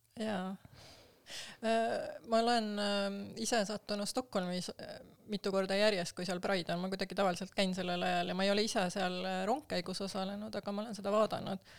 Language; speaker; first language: Estonian; native; Estonian